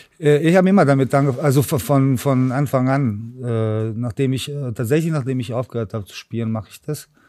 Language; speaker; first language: German; early bilingual, other home language; Serbian